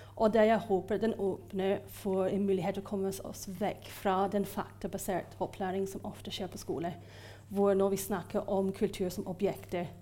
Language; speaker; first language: Norwegian; non-native, fluent; English